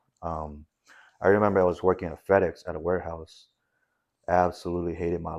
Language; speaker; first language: English; native; English